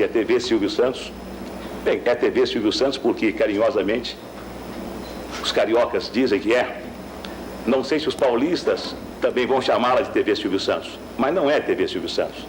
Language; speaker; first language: Portuguese; native; Portuguese